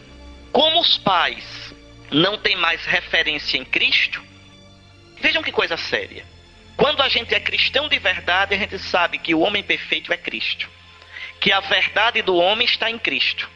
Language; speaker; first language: Portuguese; native; Portuguese